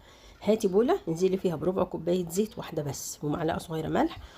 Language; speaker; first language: Arabic; native; Arabic